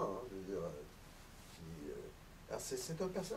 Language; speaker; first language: French; native; French